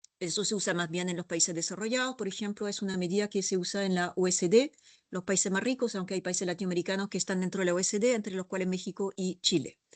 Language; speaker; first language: Spanish; non-native, fluent; French